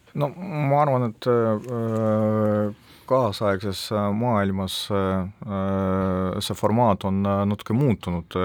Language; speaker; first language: Estonian; non-native, local second language; Russian